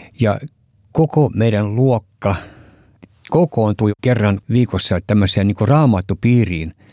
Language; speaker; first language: Finnish; non-native, fluent; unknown